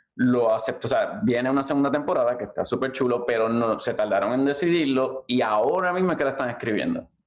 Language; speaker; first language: Spanish; native; Spanish